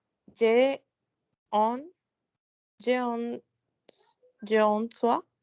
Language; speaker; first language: French; non-native, learner; Spanish